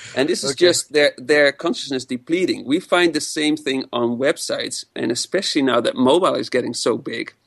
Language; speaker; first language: English; non-native, fluent; Dutch